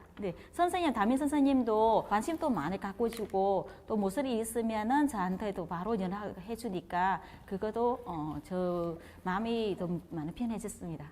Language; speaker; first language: Korean; non-native, learner; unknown